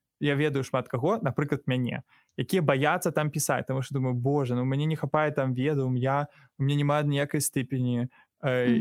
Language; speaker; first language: Belarusian; non-native, local second language; Russian